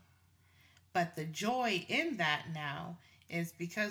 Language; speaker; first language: English; non-native, local second language; Swahili